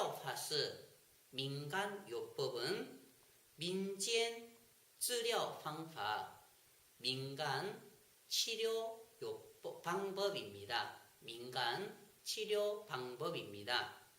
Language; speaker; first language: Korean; non-native, fluent; Chinese